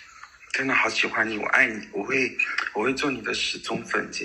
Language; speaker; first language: Chinese; native; Chinese